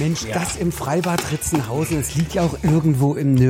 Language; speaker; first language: German; native; German